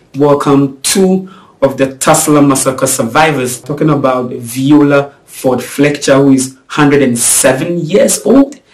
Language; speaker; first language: English; non-native, local second language; Akan